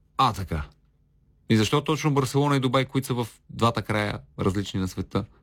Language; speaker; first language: Bulgarian; native; Bulgarian